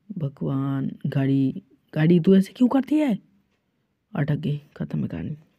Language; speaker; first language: Hindi; native; Hindi